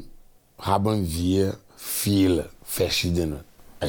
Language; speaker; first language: German; non-native, fluent; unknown